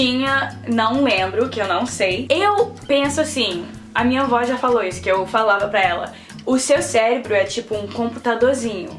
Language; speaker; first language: Portuguese; early bilingual, heritage; Portuguese